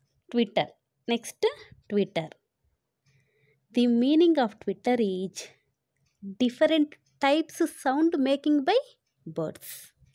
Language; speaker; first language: English; non-native, local second language; Telugu